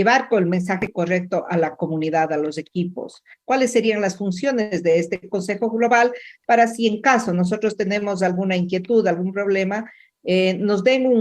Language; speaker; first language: Spanish; native; Spanish